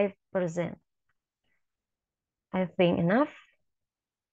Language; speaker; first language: English; non-native, learner; Indonesian